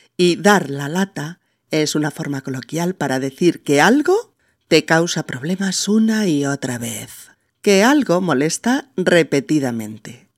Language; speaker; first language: Spanish; native; Spanish